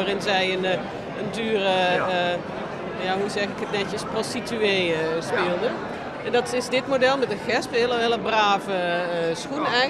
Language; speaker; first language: Dutch; native; Dutch